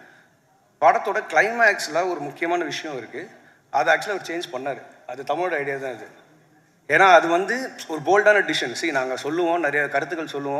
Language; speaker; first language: Tamil; native; Tamil